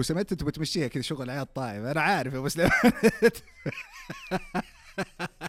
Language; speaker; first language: Arabic; native; Arabic